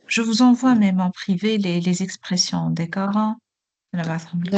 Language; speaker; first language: French; non-native, local second language; Arabic